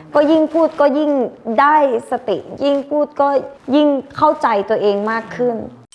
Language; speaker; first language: Thai; early bilingual, other home language; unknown